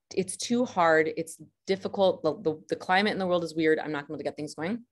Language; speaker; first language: English; native; English